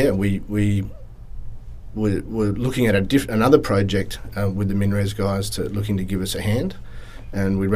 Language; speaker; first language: English; native; English